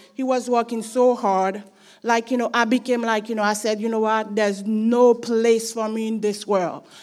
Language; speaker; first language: English; non-native, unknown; Haitian Creole